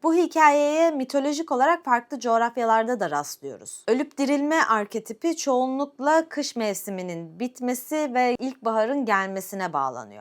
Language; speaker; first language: Turkish; native; Turkish